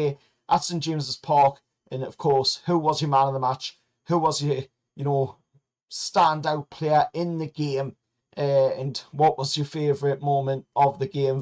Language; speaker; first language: English; native; English